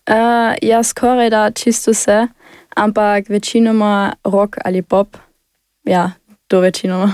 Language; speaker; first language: Slovenian; non-native, local second language; German